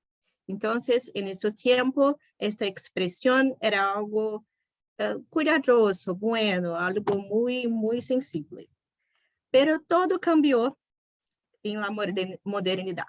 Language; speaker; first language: Spanish; non-native, fluent; Portuguese